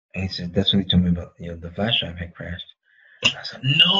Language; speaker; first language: English; native; English